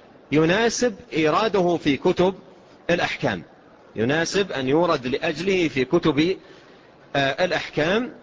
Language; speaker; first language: Arabic; native; Arabic